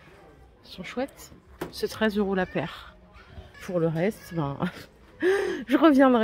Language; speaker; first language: French; native; French